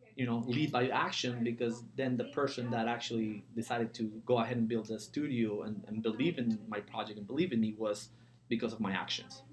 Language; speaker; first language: English; early bilingual, other home language; Spanish